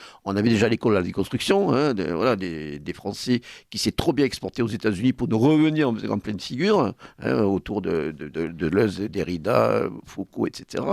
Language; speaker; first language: French; native; French